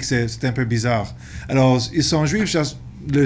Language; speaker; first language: French; non-native, local second language; English